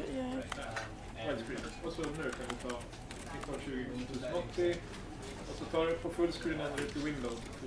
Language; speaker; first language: Swedish; native; Swedish